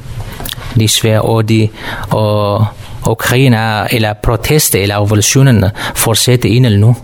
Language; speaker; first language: Danish; non-native, learner; Kurdish